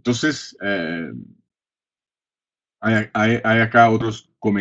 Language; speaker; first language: Spanish; non-native, fluent; Portuguese